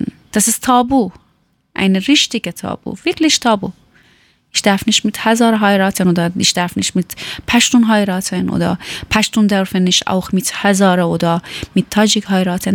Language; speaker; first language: German; non-native, learner; Persian